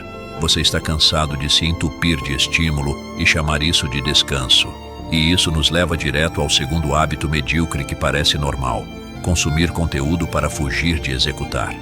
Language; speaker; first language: Portuguese; native; Portuguese